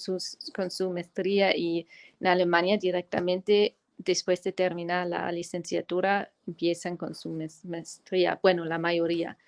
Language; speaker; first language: Spanish; non-native, fluent; German